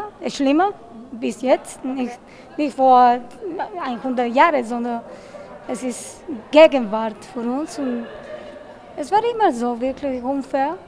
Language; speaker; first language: German; non-native, learner; Spanish